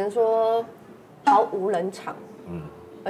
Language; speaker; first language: Chinese; native; Chinese